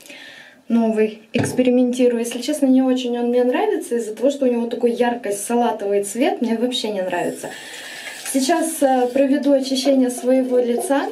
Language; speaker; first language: Russian; native; Russian